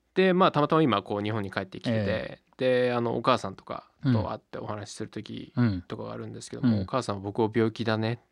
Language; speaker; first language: Japanese; native; Japanese